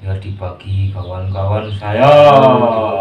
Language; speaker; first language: Indonesian; non-native, local second language; Javanese